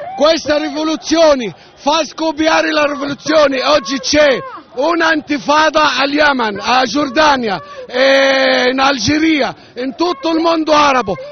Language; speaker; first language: Italian; non-native, fluent; Arabic